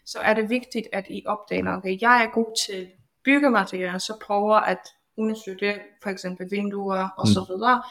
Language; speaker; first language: Danish; non-native, fluent; Polish